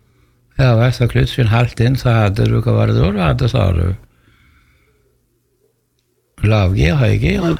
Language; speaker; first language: Norwegian; native; Norwegian